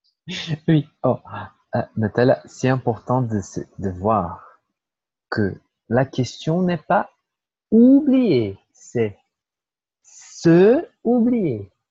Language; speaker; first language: French; non-native, learner; Portuguese